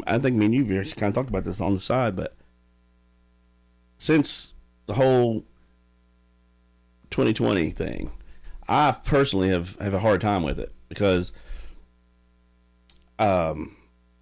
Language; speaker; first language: English; native; English